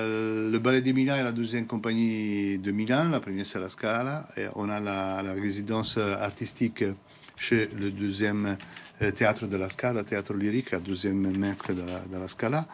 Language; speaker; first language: French; non-native, fluent; Italian